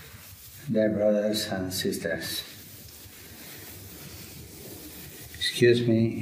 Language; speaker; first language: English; non-native, learner; Italian